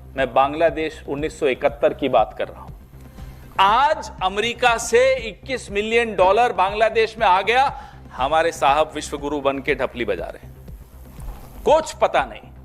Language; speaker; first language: Hindi; native; Hindi